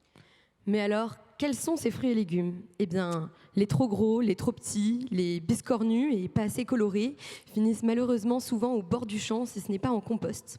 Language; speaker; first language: French; native; French